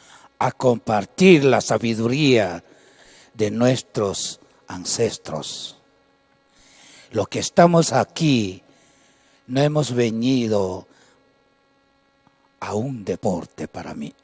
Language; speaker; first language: Spanish; non-native, local second language; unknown